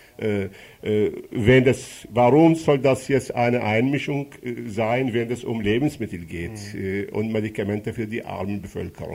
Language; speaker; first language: German; non-native, fluent; Arabic